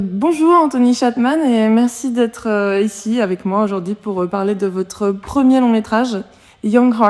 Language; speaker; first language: French; native; French